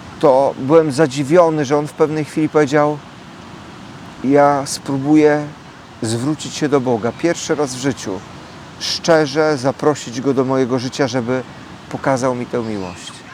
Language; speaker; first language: Polish; native; Polish